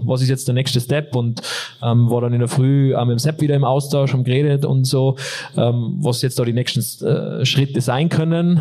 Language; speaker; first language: German; native; German